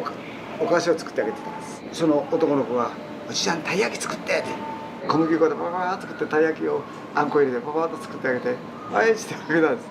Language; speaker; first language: Japanese; native; Japanese